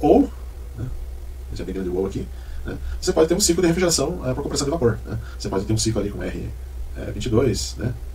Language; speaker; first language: Portuguese; native; Portuguese